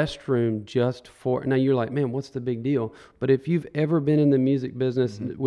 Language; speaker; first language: English; native; English